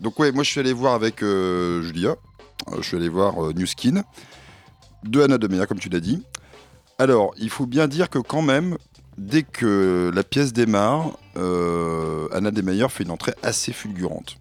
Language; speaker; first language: French; native; French